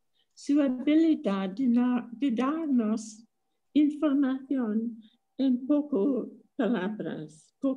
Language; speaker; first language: Spanish; non-native, fluent; English